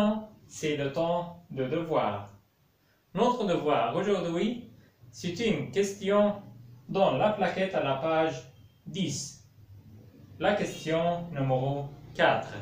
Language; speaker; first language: French; non-native, fluent; Arabic